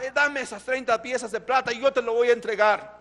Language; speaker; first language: Spanish; native; Spanish